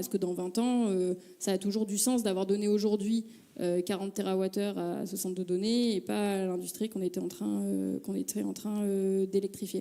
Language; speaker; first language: French; native; French